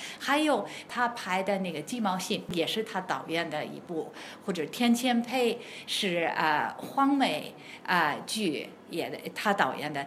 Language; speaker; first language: Chinese; non-native, fluent; German